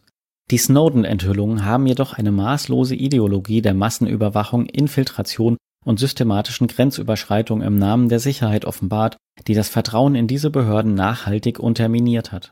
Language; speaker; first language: German; native; German